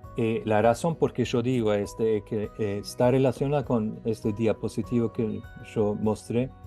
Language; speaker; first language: Spanish; non-native, fluent; Norwegian